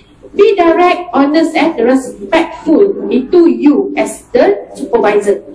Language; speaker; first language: English; non-native, local second language; Malay